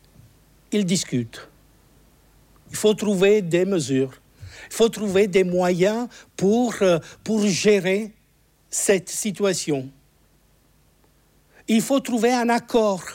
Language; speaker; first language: French; non-native, fluent; Italian